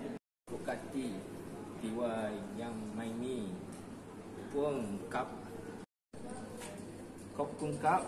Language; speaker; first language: Thai; non-native, learner; Malay